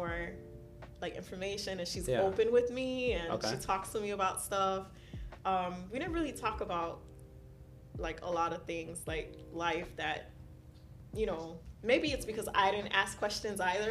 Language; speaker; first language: English; early bilingual, other home language; Haitian Creole